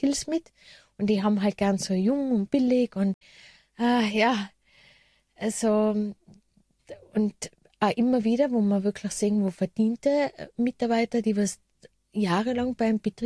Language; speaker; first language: German; native; German